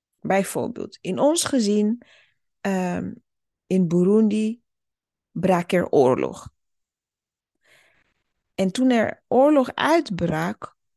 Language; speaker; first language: Dutch; early bilingual, other home language; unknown